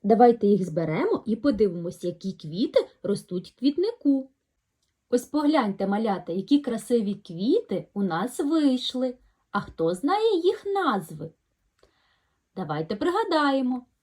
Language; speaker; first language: Ukrainian; native; Ukrainian